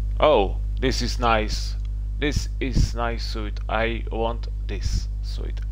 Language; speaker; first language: English; non-native, learner; Czech